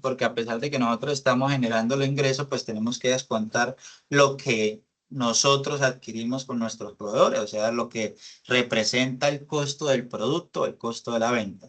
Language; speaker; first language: Spanish; native; Spanish